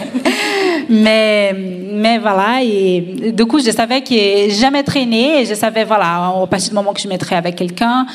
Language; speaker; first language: French; non-native, fluent; Portuguese